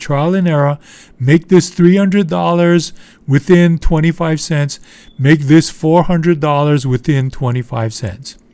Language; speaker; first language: English; native; English